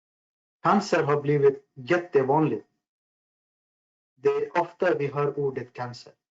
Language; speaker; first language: Swedish; non-native, fluent; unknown